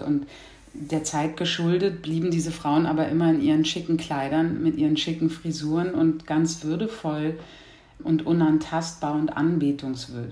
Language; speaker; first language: German; native; German